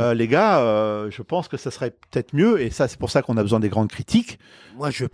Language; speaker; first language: French; native; French